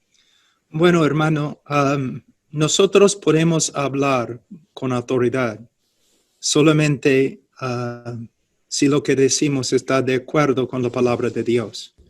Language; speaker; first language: Spanish; non-native, fluent; English